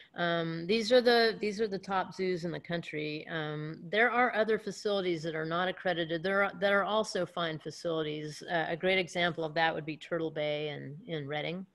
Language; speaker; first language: English; native; English